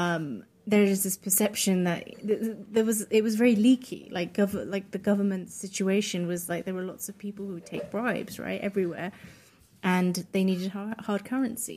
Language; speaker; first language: English; non-native, local second language; Polish